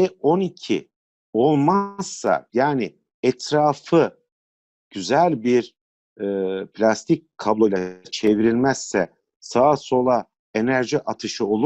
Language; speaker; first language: Turkish; native; Turkish